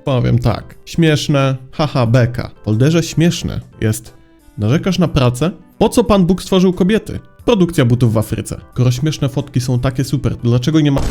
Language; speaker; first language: Polish; native; Polish